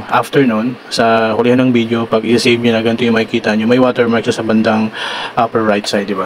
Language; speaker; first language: Filipino; native; Filipino